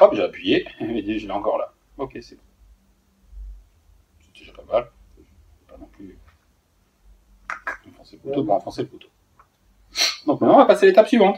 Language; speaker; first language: French; native; French